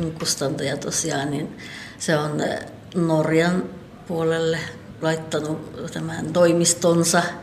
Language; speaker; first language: Finnish; non-native, local second language; Northern Sami